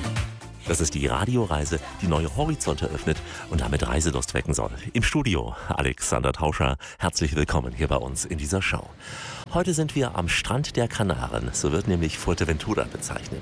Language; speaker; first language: German; native; German